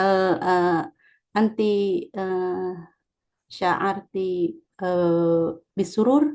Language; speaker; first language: Arabic; non-native, learner; Indonesian